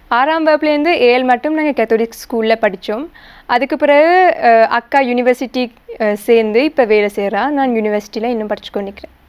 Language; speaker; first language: Tamil; early bilingual, heritage; Tamil